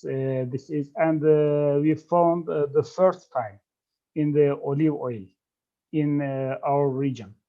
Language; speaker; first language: English; non-native, fluent; Turkish